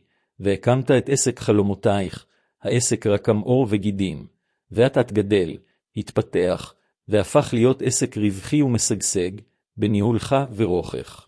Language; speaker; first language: Hebrew; native; Hebrew